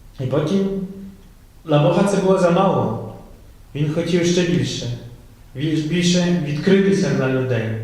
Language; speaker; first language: Ukrainian; non-native, fluent; Polish